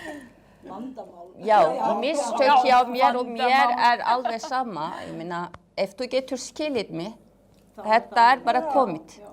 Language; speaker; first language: Icelandic; non-native, fluent; Turkish